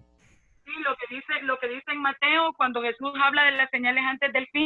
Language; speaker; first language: Spanish; native; Spanish